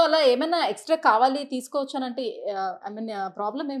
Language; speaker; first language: Telugu; native; Telugu